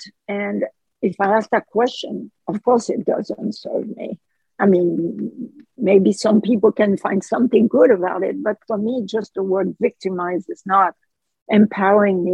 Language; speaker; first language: English; non-native, fluent; French